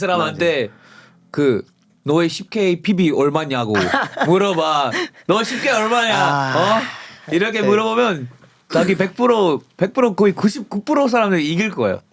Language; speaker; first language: Korean; non-native, fluent; English